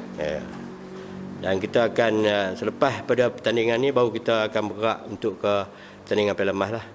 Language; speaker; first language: Malay; native; Malay